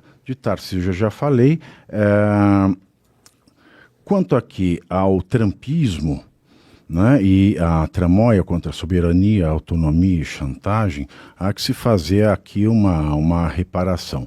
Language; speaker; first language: Portuguese; native; Portuguese